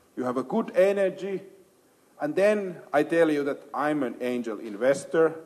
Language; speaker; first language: English; non-native, fluent; Finnish